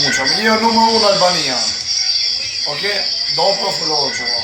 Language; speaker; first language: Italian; non-native, learner; Albanian